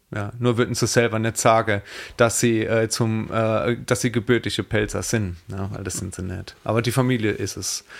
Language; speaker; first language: German; native; German